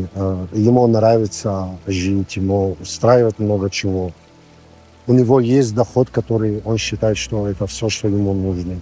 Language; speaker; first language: Russian; non-native, fluent; Arabic